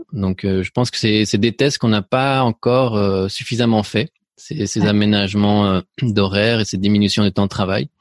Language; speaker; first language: French; early bilingual, other home language; Spanish